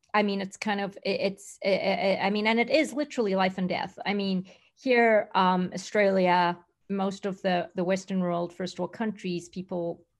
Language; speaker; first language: English; native; English